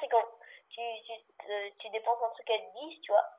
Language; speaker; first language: French; native; French